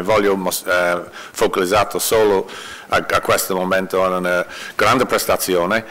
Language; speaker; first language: Italian; non-native, learner; English